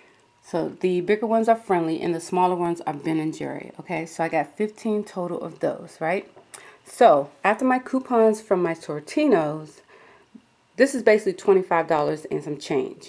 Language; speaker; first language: English; native; English